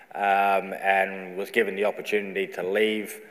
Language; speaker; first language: English; native; English